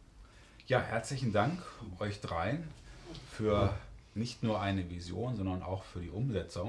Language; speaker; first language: German; native; German